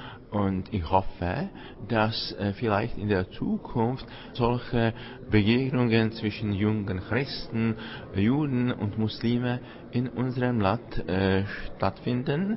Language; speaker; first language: German; non-native, fluent; Czech